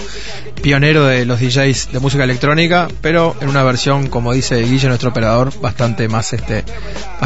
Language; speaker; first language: Spanish; native; Spanish